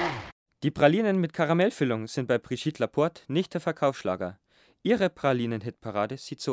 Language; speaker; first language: German; native; German